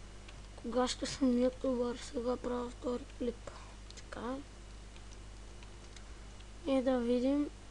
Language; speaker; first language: Bulgarian; native; Bulgarian